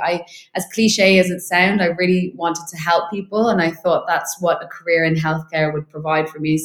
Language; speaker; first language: English; native; English